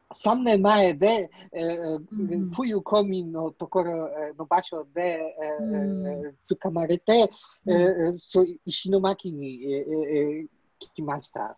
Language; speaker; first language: Japanese; non-native, learner; Polish